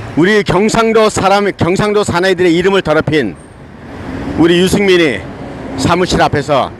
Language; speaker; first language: Korean; native; Korean